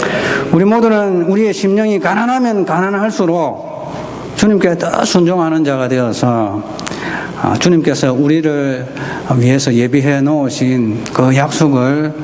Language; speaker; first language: Korean; native; Korean